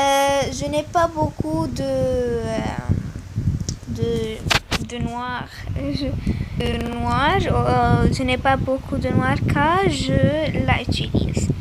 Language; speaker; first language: French; non-native, learner; Arabic